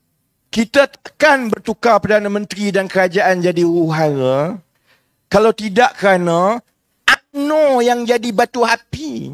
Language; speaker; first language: Malay; native; Malay